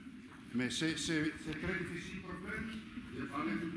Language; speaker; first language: French; non-native, learner; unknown